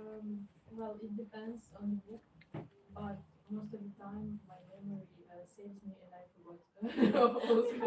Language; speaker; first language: English; non-native, fluent; Ukrainian